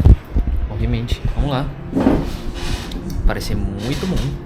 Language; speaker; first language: Portuguese; non-native, learner; Indonesian